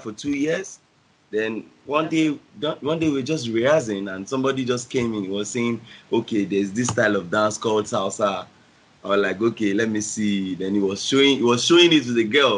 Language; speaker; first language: English; non-native, local second language; Yoruba